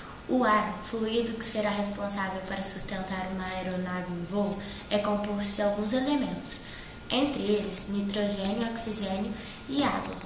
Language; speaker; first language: Portuguese; native; Portuguese